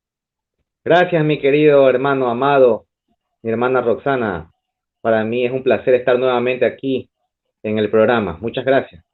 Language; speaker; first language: Spanish; native; Spanish